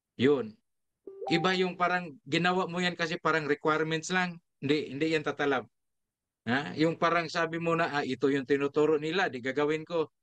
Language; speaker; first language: Filipino; non-native, local second language; Cebuano